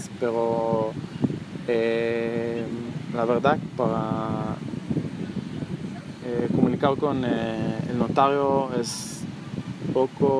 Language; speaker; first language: Spanish; non-native, learner; Hebrew